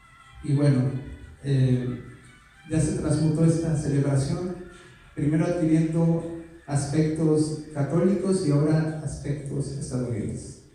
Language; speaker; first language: Spanish; native; Spanish